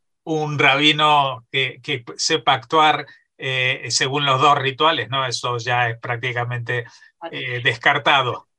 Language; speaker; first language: Spanish; native; Spanish